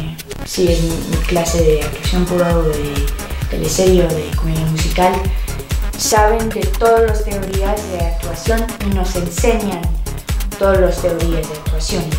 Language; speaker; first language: Spanish; non-native, fluent; English